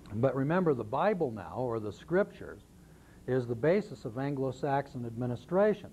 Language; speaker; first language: English; native; English